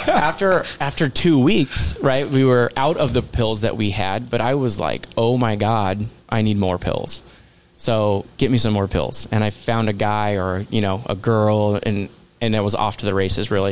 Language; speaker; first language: English; native; English